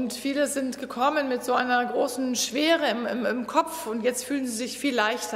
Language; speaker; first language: German; native; German